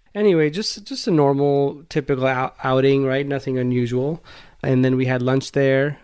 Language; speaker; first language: English; non-native, local second language; Gujarati